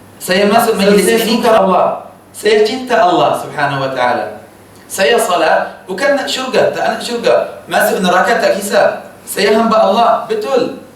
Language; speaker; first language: Malay; non-native, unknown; Arabic